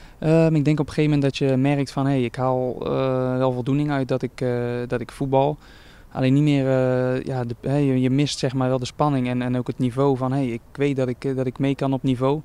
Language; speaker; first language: Dutch; native; Dutch